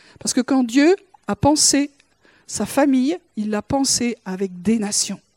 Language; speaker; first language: French; native; French